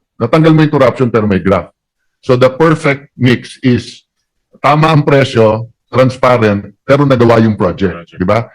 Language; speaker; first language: Filipino; native; Filipino